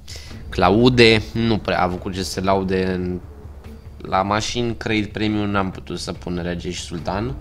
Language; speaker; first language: Romanian; native; Romanian